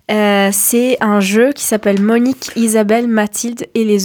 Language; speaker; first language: French; native; French